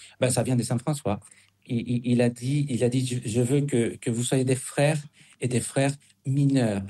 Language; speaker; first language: French; non-native, fluent; Spanish